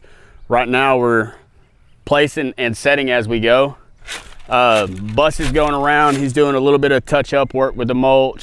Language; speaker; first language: English; native; English